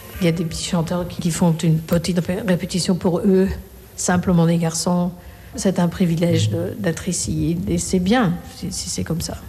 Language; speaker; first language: French; non-native, fluent; Korean